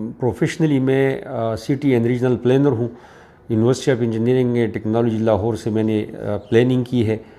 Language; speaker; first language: Urdu; non-native, local second language; Pashto